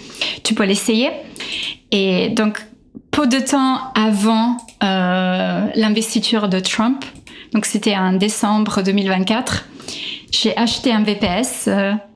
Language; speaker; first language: French; non-native, fluent; Italian